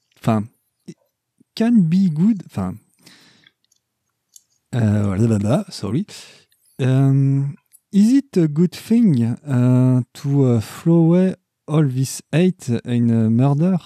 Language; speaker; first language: English; non-native, learner; French